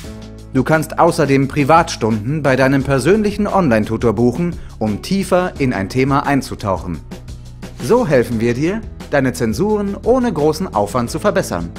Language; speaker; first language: German; native; German